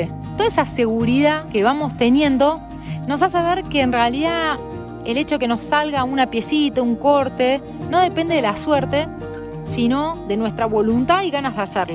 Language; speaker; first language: Spanish; native; Spanish